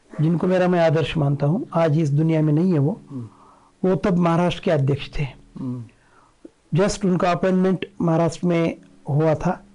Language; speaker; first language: Hindi; non-native, local second language; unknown